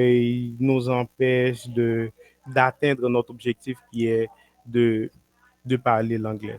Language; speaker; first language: French; non-native, local second language; Haitian Creole